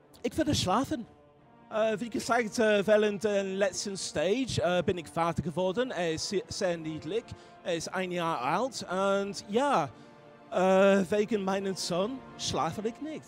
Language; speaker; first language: German; non-native, fluent; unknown